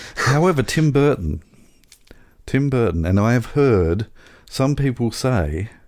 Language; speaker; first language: English; native; English